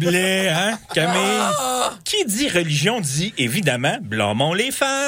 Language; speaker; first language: French; native; French